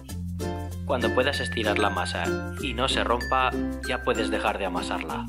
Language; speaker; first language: Spanish; native; Spanish